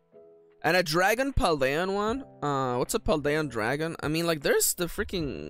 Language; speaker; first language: English; native; English